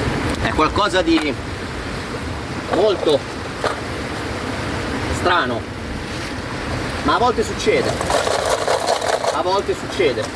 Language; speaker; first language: Italian; native; Italian